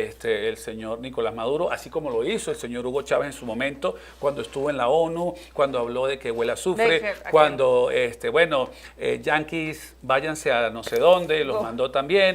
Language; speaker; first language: Spanish; native; Spanish